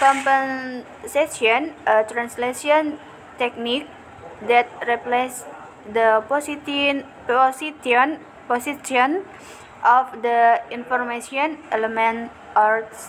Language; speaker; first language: English; non-native, learner; Indonesian